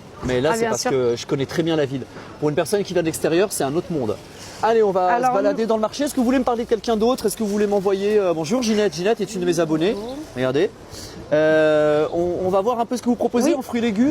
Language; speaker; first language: French; native; French